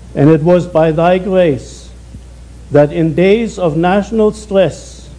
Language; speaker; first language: English; non-native, fluent; German